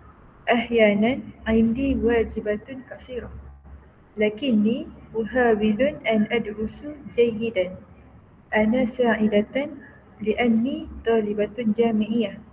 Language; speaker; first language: Arabic; non-native, learner; Malay